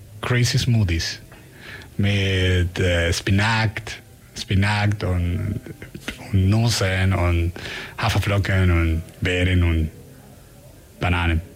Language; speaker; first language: German; non-native, learner; Spanish